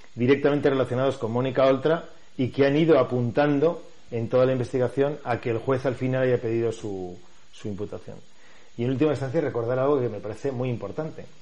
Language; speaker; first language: Spanish; native; Spanish